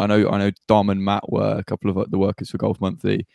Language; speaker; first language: English; native; English